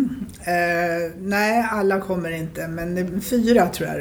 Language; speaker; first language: Swedish; native; Swedish